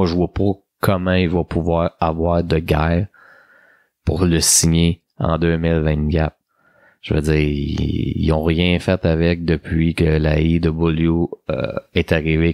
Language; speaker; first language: French; native; French